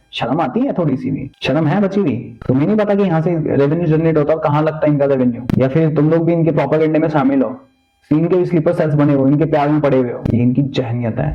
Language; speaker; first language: Hindi; native; Hindi